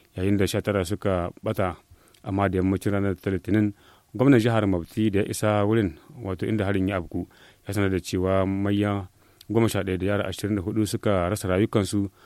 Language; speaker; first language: Hausa; native; Hausa